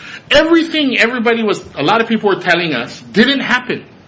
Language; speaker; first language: English; native; English